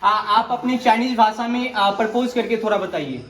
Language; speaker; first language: Hindi; native; Hindi